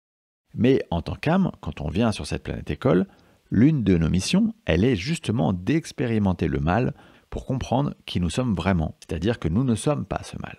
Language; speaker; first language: French; native; French